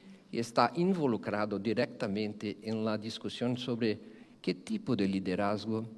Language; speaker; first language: Spanish; non-native, fluent; Portuguese